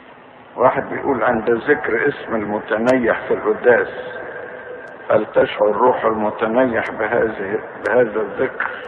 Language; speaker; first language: Arabic; native; Arabic